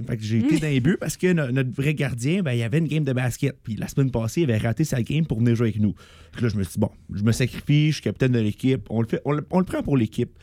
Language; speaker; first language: French; native; French